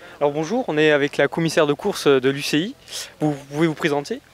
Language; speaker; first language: French; native; French